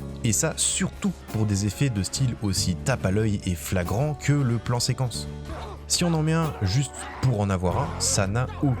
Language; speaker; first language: French; native; French